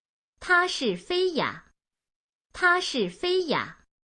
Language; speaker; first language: Chinese; non-native, learner; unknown